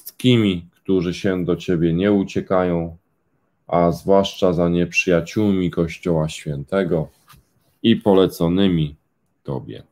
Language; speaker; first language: Polish; native; Polish